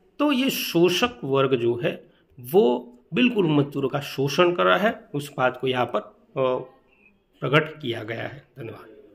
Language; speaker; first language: Hindi; non-native, local second language; Gujarati